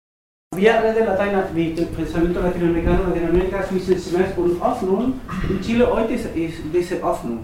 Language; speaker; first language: German; non-native, learner; Spanish